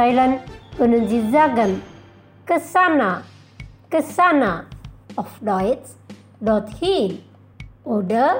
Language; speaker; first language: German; non-native, fluent; Indonesian